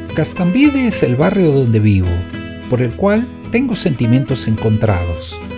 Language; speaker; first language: Spanish; native; Spanish